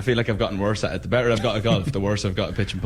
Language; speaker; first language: English; native; English